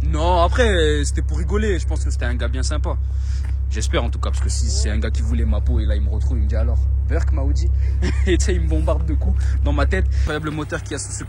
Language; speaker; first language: French; native; French